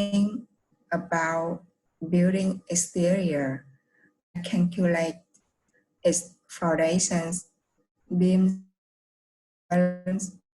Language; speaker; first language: English; non-native, learner; Vietnamese